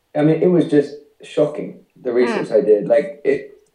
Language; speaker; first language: English; native; English